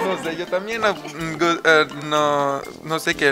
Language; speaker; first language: Spanish; non-native, learner; Punjabi